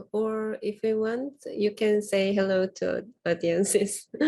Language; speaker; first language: English; non-native, fluent; Korean